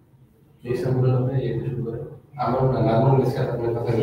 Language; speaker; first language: Japanese; non-native, learner; Bangla